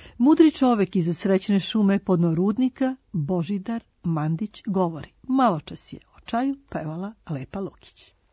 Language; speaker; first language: Serbian; native; Serbian